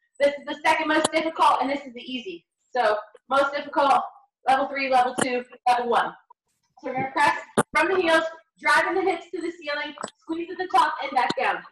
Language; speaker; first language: English; native; English